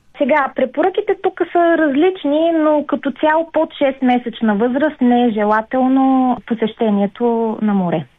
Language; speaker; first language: Bulgarian; native; Bulgarian